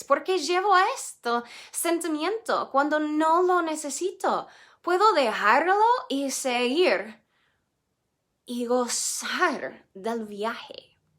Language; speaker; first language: Spanish; non-native, fluent; English